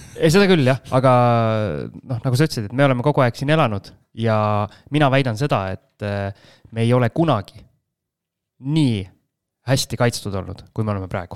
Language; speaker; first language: Estonian; native; Estonian